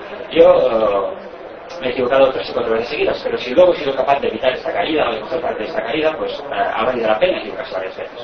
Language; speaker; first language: Spanish; native; Spanish